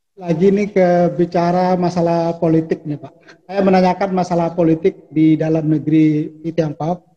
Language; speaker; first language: Indonesian; native; Indonesian